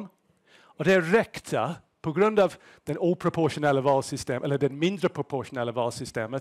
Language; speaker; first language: Swedish; non-native, fluent; English